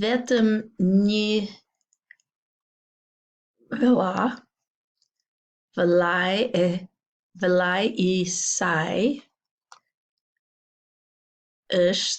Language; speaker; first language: Albanian; non-native, learner; English